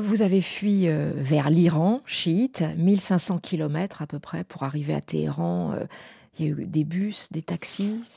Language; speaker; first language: French; native; French